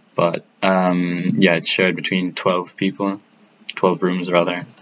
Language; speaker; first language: English; non-native, fluent; Italian